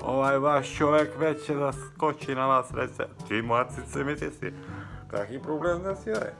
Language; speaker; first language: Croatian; non-native, local second language; Hungarian